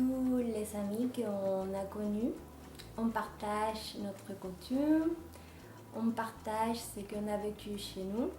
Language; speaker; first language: French; non-native, fluent; Spanish